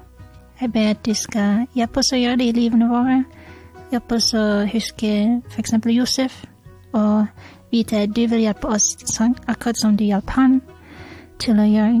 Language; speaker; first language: Norwegian; non-native, fluent; English